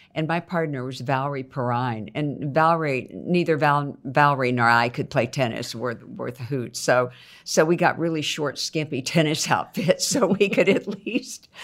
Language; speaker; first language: English; native; English